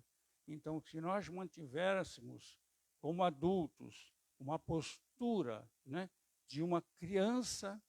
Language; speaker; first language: Portuguese; native; Portuguese